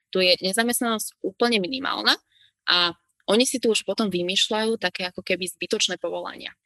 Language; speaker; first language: Slovak; native; Slovak